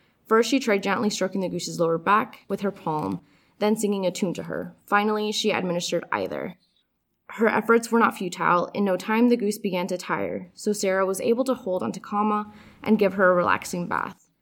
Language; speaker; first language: English; early bilingual, other home language; Spanish